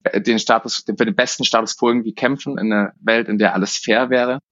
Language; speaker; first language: German; native; German